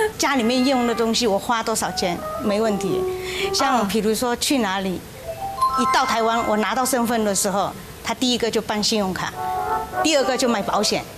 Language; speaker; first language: Chinese; early bilingual, heritage; Chinese